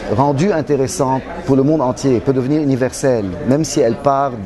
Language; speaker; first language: French; non-native, local second language; Arabic